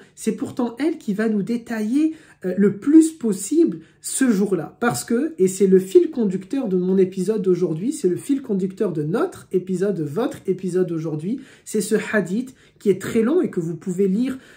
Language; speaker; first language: French; native; French